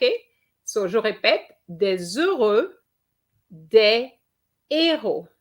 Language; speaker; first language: French; non-native, fluent; English